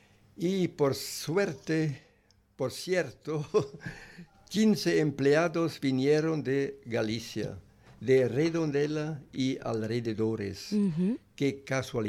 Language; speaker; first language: Spanish; non-native, learner; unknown